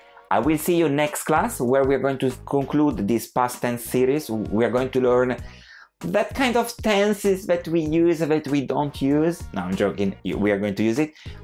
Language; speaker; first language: English; non-native, fluent; Italian